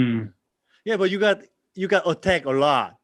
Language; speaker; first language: English; non-native, learner; Korean